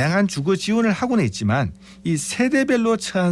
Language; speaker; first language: Korean; native; Korean